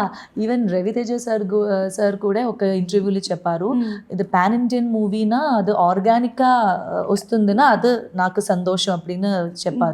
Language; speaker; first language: Telugu; non-native, learner; Malayalam